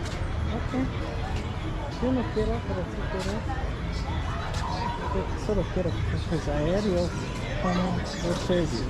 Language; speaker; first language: Spanish; non-native, learner; English